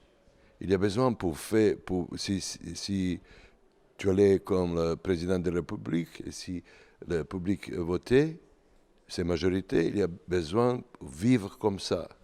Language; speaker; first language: French; non-native, learner; Serbian